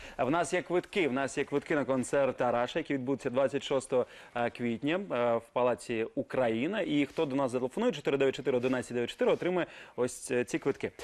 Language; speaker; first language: Ukrainian; native; Ukrainian